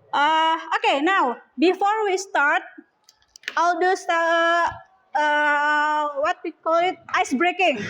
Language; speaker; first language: English; non-native, learner; Indonesian